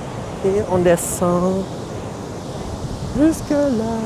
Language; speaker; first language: French; non-native, fluent; Vietnamese